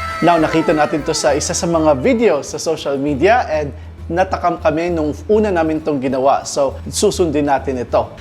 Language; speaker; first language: Filipino; non-native, local second language; Cebuano